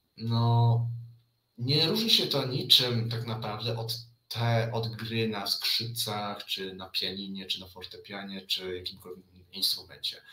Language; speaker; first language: Polish; early bilingual, other home language; Chinese